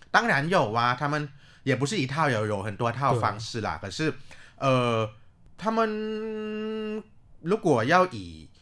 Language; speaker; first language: Chinese; non-native, fluent; Thai